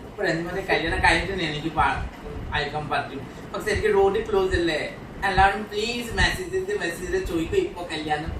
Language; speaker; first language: Malayalam; non-native, learner; Assamese